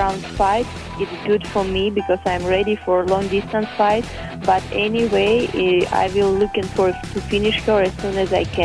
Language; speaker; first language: English; non-native, fluent; Russian